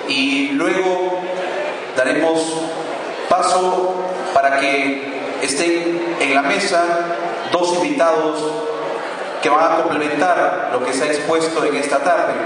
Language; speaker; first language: Spanish; native; Spanish